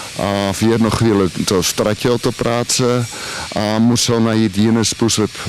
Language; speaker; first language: Czech; non-native, learner; Dutch